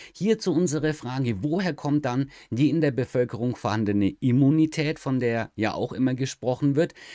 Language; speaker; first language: German; native; German